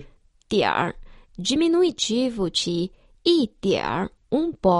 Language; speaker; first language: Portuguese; non-native, fluent; Chinese